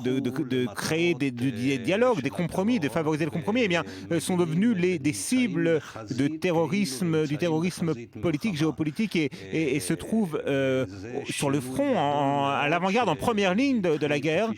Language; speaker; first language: French; non-native, fluent; Hebrew